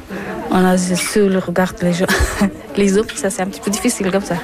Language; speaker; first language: French; non-native, learner; Persian